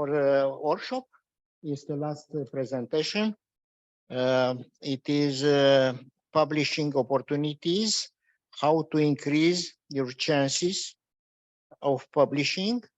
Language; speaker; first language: English; non-native, fluent; Romanian